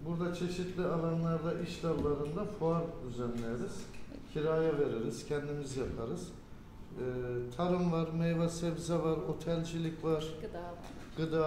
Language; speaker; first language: Turkish; native; Turkish